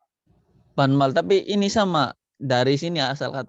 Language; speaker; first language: Indonesian; native; Indonesian